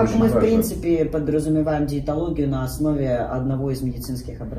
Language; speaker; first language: Russian; native; Russian